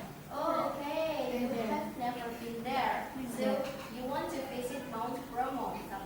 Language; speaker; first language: English; non-native, fluent; Indonesian